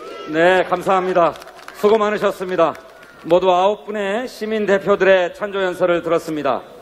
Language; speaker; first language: Korean; native; Korean